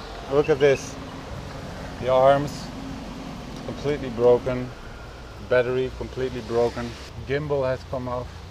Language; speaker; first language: English; non-native, fluent; Dutch